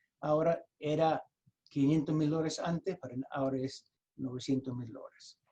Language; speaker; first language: Spanish; early bilingual, heritage; Spanish